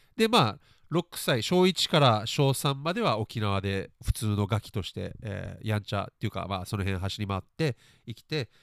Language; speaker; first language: Japanese; early bilingual, other home language; English